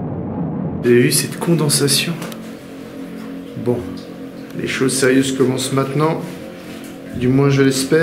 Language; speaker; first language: French; native; French